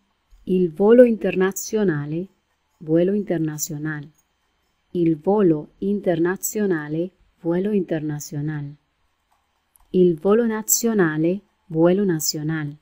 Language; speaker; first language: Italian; non-native, fluent; Spanish